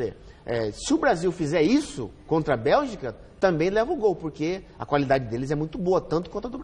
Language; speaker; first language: Portuguese; native; Portuguese